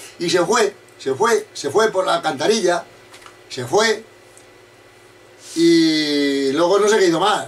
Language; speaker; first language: Spanish; native; Spanish